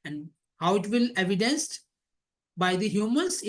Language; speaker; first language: English; non-native, local second language; Hindi